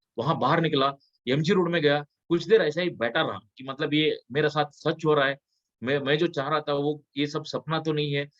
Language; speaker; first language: Hindi; non-native, local second language; Kannada